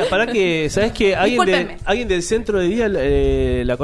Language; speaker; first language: Spanish; native; Spanish